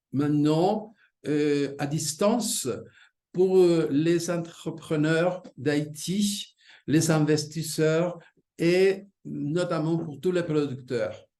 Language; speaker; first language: French; non-native, fluent; Spanish